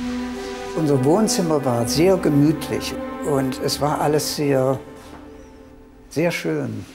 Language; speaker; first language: German; early bilingual, heritage; German